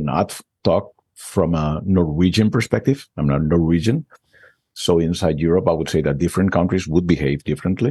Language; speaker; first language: English; non-native, fluent; Spanish